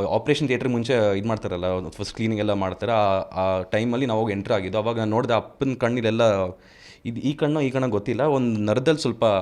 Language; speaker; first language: Kannada; native; Kannada